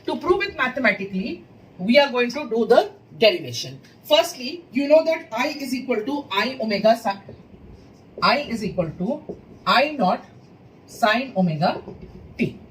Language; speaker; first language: English; non-native, local second language; Hindi